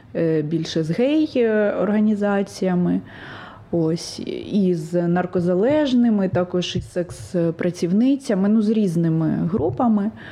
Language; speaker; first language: Ukrainian; non-native, local second language; Russian